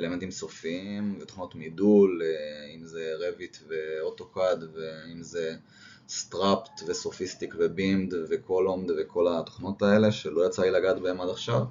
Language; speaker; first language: Hebrew; native; Hebrew